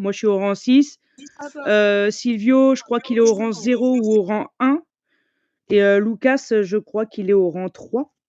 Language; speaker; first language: French; native; French